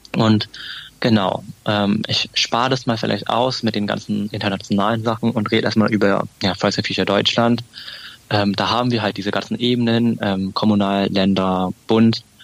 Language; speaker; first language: German; early bilingual, other home language; Vietnamese